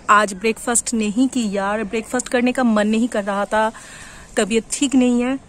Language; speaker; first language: Hindi; non-native, local second language; Bangla